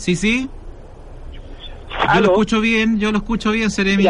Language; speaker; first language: Spanish; native; Spanish